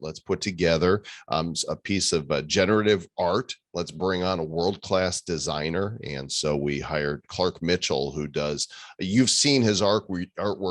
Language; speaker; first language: English; native; English